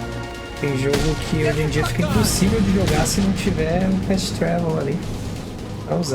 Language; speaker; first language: Portuguese; native; Portuguese